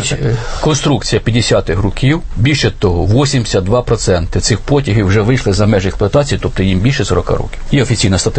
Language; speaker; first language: Ukrainian; native; Ukrainian